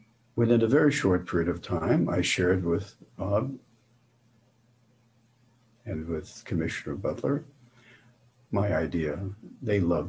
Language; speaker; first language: English; native; English